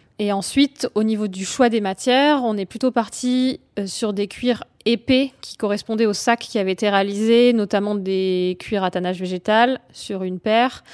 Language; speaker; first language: French; native; French